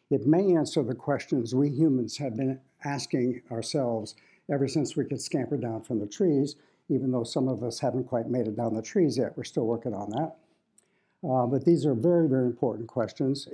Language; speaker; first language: English; native; English